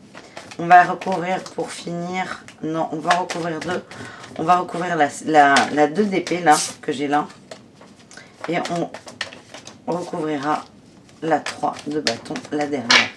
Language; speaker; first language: French; native; French